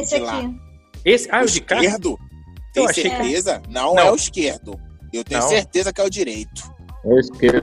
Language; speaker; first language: Portuguese; native; Portuguese